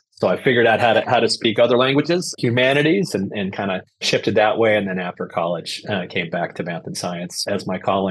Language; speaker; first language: English; native; English